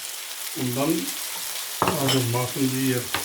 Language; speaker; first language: German; non-native, learner; Urdu